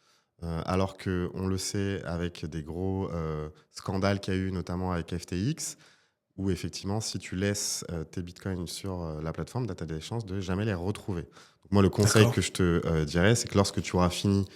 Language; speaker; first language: French; native; French